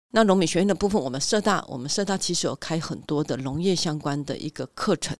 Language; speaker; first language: Chinese; native; Chinese